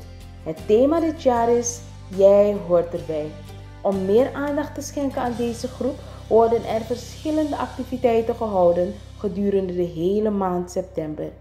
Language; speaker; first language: Dutch; native; Dutch